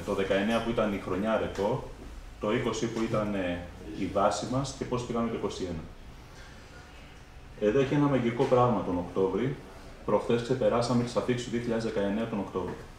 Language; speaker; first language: Greek; native; Greek